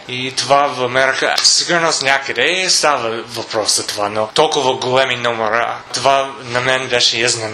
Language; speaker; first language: Bulgarian; non-native, learner; English